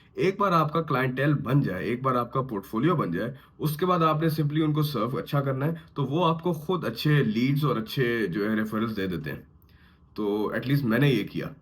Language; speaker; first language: Urdu; native; Urdu